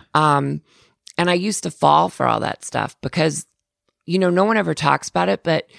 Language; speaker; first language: English; native; English